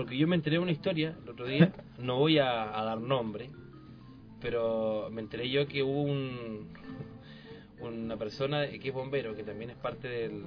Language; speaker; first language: Spanish; native; Spanish